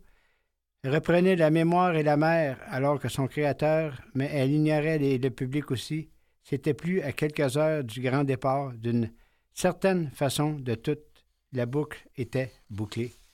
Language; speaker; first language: French; native; French